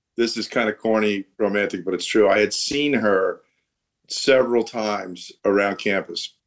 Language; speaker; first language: English; native; English